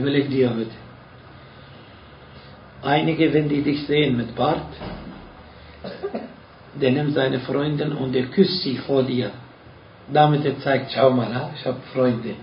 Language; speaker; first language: German; non-native, fluent; Arabic